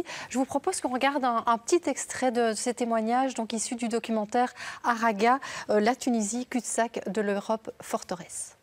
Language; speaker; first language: French; native; French